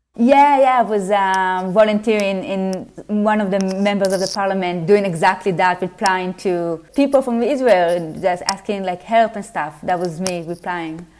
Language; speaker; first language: English; non-native, fluent; Hebrew